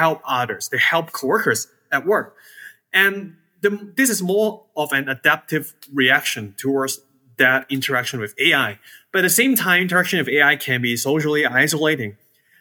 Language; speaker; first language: English; non-native, local second language; Cantonese